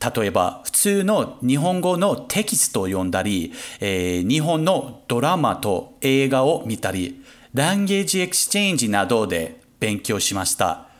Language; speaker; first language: Japanese; non-native, fluent; English